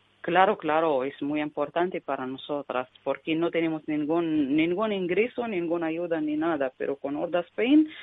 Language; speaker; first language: Spanish; non-native, learner; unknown